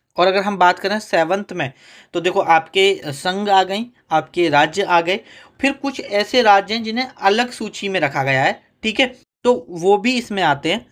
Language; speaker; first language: Hindi; native; Hindi